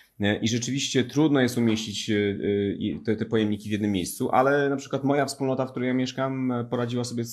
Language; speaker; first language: Polish; native; Polish